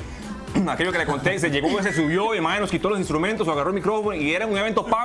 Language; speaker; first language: Spanish; native; Spanish